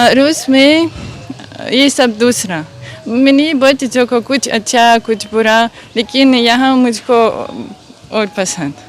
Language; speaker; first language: Hindi; non-native, learner; Russian